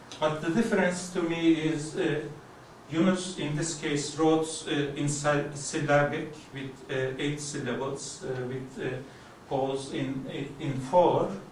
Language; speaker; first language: English; non-native, fluent; Turkish